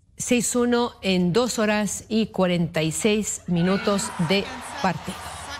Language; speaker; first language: Spanish; non-native, fluent; Arabic